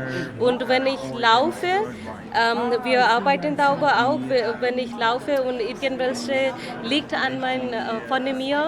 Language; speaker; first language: German; non-native, learner; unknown